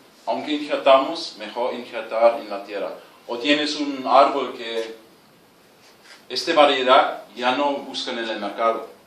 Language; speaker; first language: Spanish; non-native, fluent; German